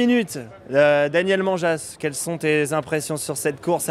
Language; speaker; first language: French; native; French